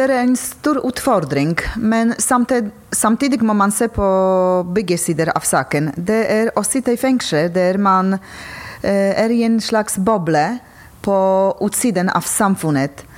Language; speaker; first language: Norwegian; non-native, fluent; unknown